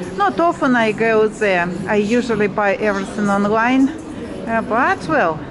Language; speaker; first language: English; non-native, fluent; Russian